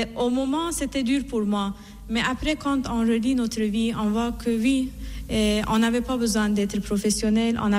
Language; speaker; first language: French; non-native, fluent; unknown